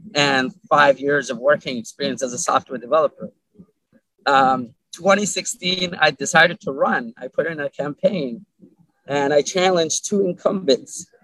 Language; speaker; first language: English; early bilingual, other home language; Arabic